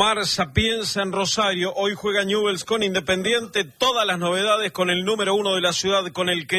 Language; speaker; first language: Spanish; native; Spanish